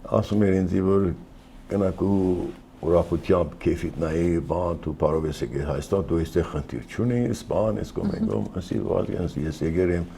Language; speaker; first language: Armenian; early bilingual, heritage; Armenian